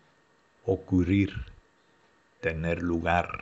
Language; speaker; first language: Spanish; non-native, fluent; Dutch